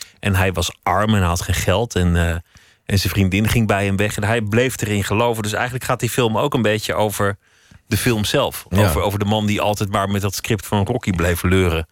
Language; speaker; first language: Dutch; native; Dutch